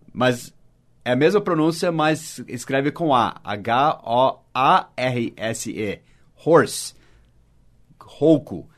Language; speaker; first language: Portuguese; non-native, fluent; English